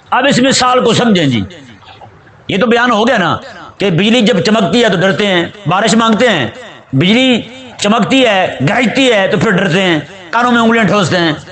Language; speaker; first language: Urdu; non-native, local second language; Punjabi